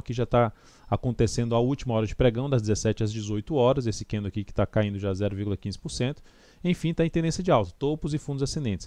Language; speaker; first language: Portuguese; native; Portuguese